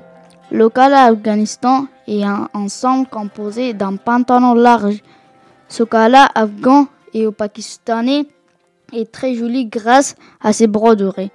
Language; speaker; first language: French; non-native, learner; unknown